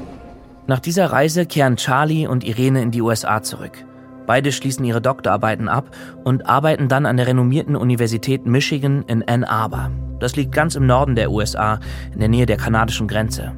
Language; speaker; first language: German; native; German